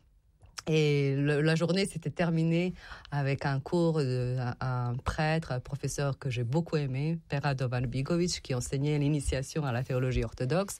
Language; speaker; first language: French; non-native, fluent; Serbian